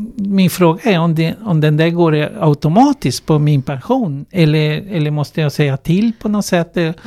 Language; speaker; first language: Swedish; non-native, fluent; Spanish